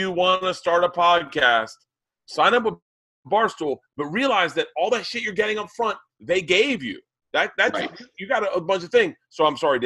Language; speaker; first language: English; native; English